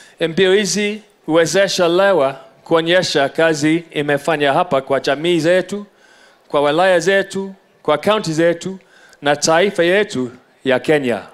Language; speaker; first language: Swahili; non-native, local second language; English